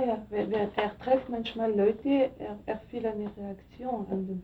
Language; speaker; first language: German; non-native, learner; French